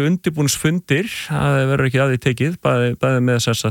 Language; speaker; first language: Icelandic; native; Icelandic